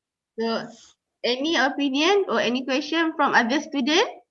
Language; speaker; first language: English; non-native, local second language; Malay